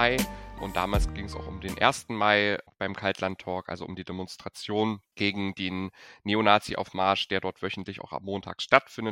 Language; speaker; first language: German; native; German